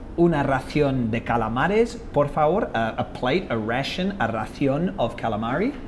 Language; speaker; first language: Spanish; non-native, fluent; English